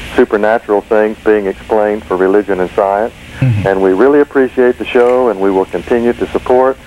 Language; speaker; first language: English; native; English